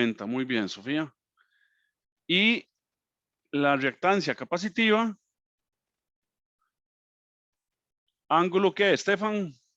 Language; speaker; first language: Spanish; native; Spanish